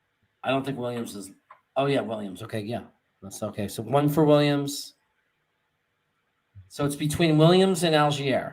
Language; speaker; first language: English; native; English